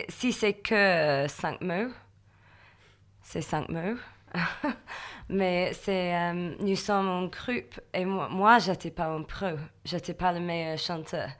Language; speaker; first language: French; non-native, learner; English